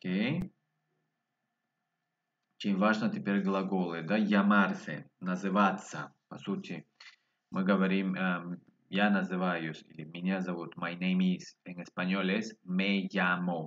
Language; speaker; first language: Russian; non-native, fluent; Spanish